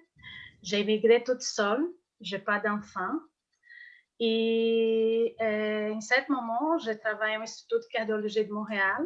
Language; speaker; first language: French; non-native, fluent; Portuguese